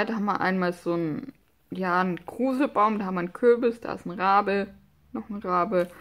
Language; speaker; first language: German; non-native, fluent; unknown